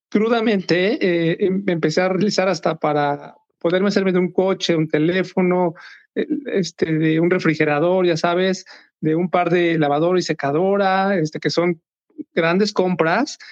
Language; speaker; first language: Spanish; native; Spanish